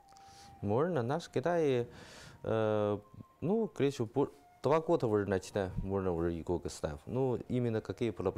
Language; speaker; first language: Russian; non-native, learner; Chinese